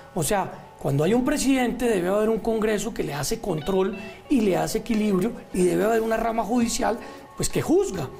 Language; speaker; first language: Spanish; native; Spanish